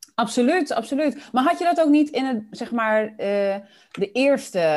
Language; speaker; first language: Dutch; early bilingual, other home language; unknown